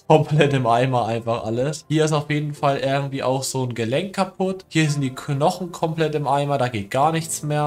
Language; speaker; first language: German; native; German